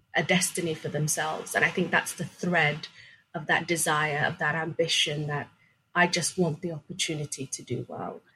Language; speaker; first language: English; non-native, fluent; Swedish